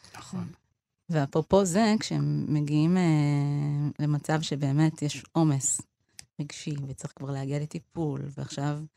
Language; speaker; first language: Hebrew; early bilingual, other home language; Amharic